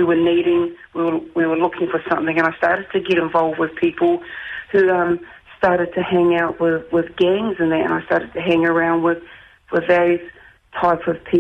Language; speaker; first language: English; native; English